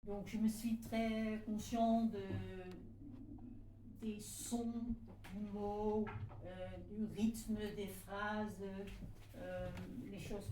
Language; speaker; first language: French; non-native, fluent; Dutch